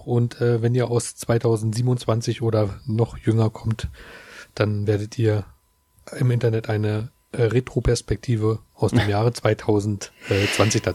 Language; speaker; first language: German; native; German